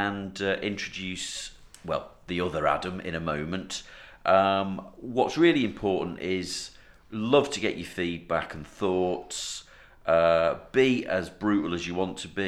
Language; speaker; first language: English; native; English